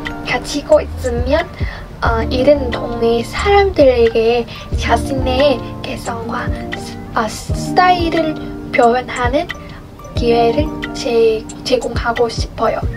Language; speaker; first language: Korean; non-native, learner; Vietnamese